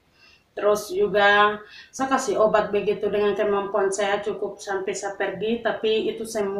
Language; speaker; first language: Indonesian; non-native, local second language; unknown